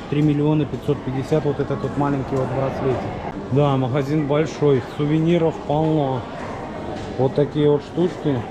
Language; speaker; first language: Russian; native; Russian